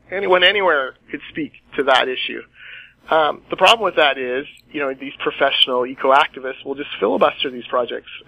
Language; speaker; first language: English; native; English